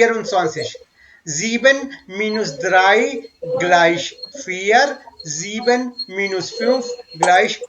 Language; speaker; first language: German; non-native, learner; Hindi